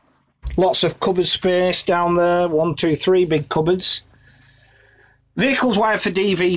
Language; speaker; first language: English; native; English